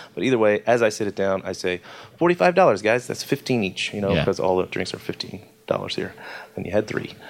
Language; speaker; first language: English; native; English